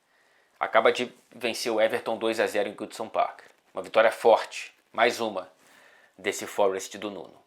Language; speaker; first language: Portuguese; native; Portuguese